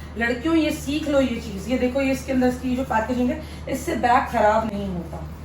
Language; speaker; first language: Urdu; native; Urdu